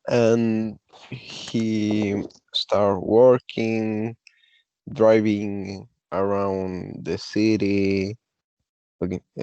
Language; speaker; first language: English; non-native, learner; Spanish